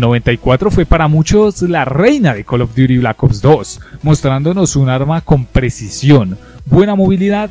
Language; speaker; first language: Spanish; native; Spanish